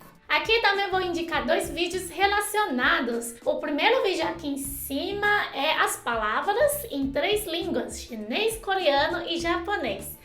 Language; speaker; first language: Portuguese; non-native, fluent; Chinese